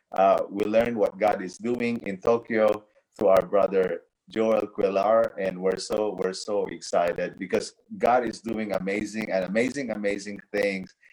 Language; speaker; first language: English; non-native, local second language; Cebuano